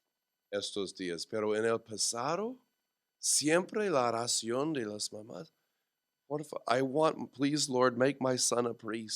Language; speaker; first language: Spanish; non-native, learner; English